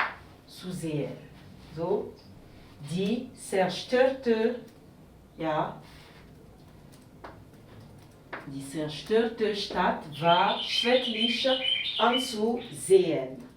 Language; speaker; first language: German; non-native, learner; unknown